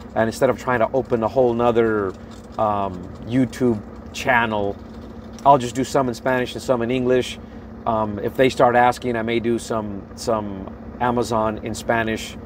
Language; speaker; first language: English; native; English